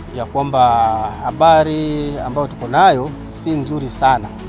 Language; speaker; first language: Swahili; non-native, local second language; Luo (Kenya and Tanzania)